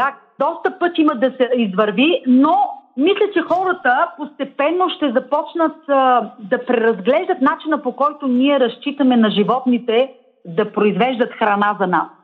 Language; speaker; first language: Bulgarian; native; Bulgarian